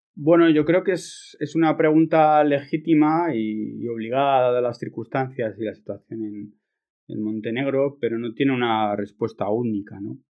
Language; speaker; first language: Spanish; native; Spanish